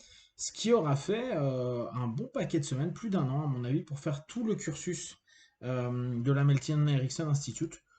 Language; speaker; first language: French; native; French